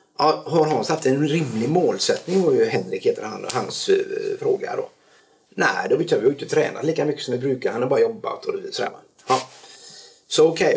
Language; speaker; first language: Swedish; native; Swedish